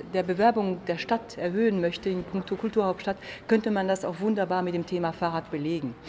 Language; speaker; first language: German; non-native, fluent; French